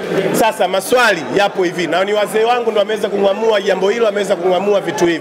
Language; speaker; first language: Swahili; native; Swahili